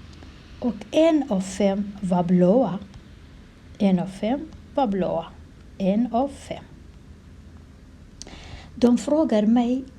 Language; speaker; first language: Swedish; non-native, learner; Kurdish